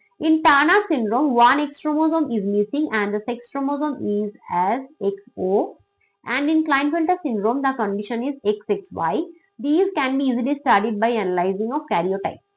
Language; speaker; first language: English; non-native, local second language; Bangla